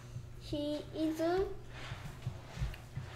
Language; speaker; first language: English; non-native, learner; Korean